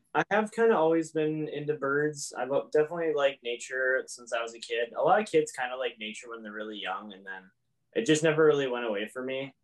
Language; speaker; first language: English; native; English